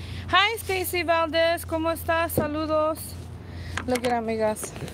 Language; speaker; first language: Spanish; native; Spanish